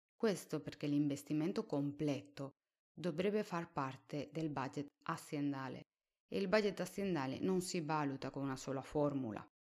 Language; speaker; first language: Italian; non-native, fluent; Spanish